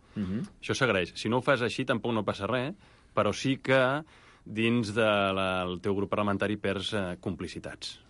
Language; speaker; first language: Catalan; native; Catalan